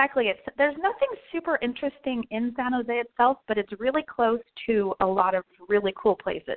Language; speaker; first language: English; native; English